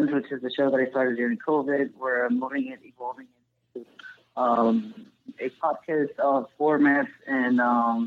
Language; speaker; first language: English; non-native, fluent; Spanish